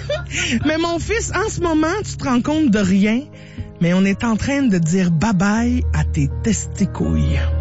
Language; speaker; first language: French; native; French